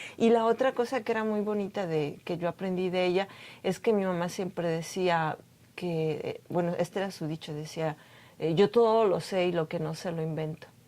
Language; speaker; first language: Spanish; native; Spanish